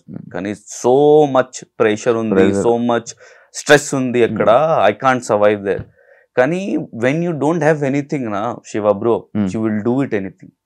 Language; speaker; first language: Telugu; non-native, learner; Hindi